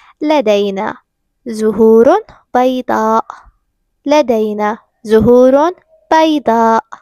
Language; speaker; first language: Arabic; non-native, fluent; English